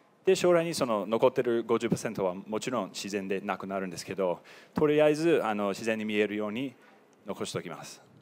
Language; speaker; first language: Japanese; non-native, fluent; English